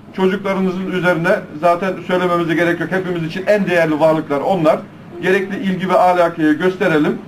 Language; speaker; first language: Turkish; early bilingual, heritage; Turkish